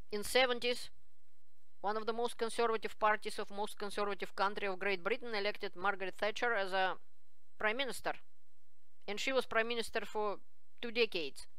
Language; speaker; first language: English; non-native, fluent; Russian